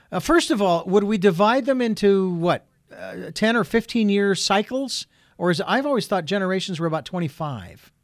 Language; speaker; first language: English; native; English